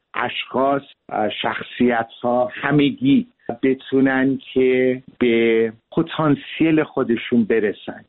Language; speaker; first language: Persian; early bilingual, heritage; Persian